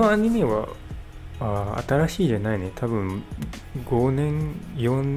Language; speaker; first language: Japanese; non-native, learner; English